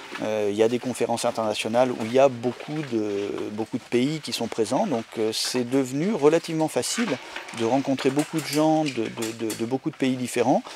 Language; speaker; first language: French; native; French